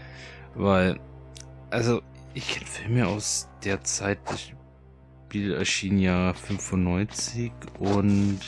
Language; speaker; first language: German; native; German